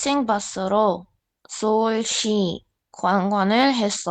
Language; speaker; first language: Korean; non-native, learner; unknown